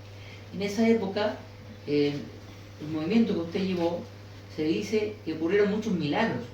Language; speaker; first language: Spanish; native; Spanish